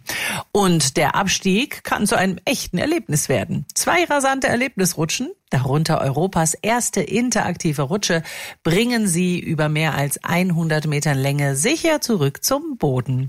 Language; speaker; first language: German; native; German